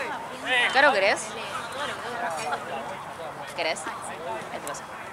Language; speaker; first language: Spanish; native; Spanish